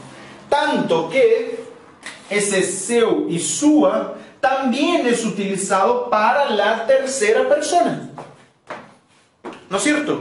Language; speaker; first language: Spanish; non-native, fluent; Portuguese